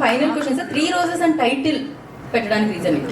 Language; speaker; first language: Telugu; native; Telugu